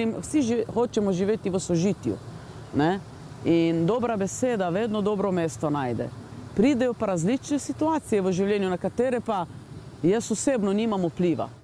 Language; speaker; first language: Slovenian; non-native, local second language; Romany